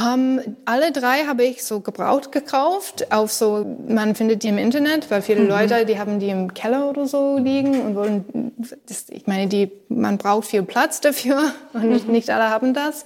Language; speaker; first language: German; non-native, learner; English